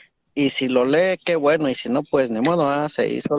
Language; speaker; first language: Spanish; native; Spanish